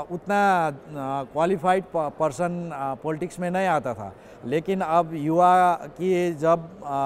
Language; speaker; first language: Hindi; non-native, local second language; Nepali